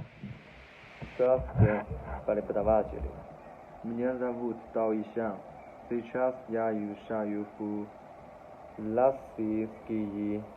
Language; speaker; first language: Russian; non-native, learner; Chinese